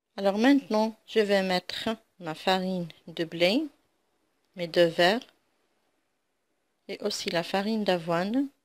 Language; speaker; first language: French; non-native, local second language; Arabic